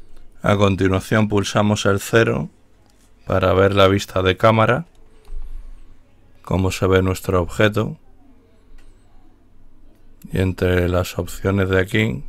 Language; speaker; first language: Spanish; native; Spanish